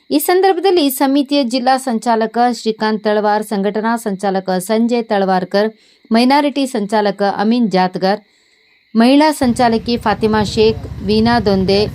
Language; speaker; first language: Kannada; native; Kannada